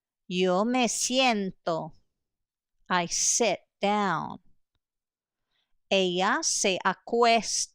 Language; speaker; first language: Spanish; non-native, fluent; English